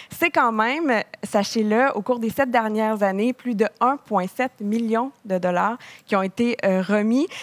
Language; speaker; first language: French; native; French